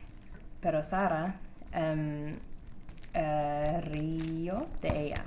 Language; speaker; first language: Spanish; non-native, learner; English